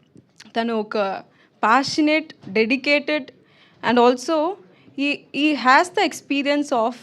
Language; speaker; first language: Telugu; non-native, learner; Tamil